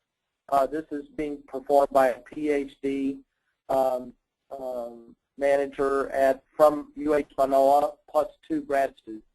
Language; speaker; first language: English; native; English